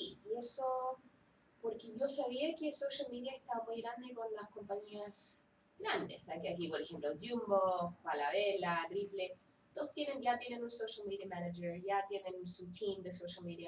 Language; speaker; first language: Spanish; early bilingual, heritage; Spanish